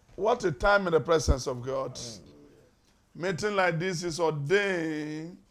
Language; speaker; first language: English; non-native, local second language; Yoruba